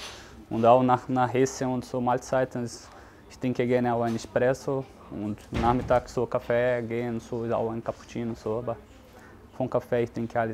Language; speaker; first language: German; non-native, learner; Portuguese